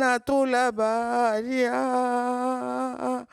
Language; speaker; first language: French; non-native, local second language; Swahili